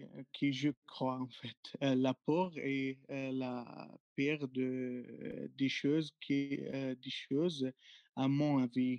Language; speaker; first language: French; non-native, learner; Arabic